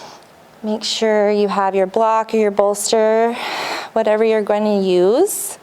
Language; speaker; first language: English; native; English